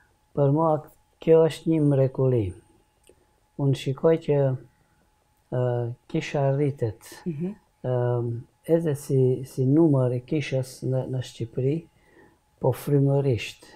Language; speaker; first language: Albanian; non-native, learner; Hungarian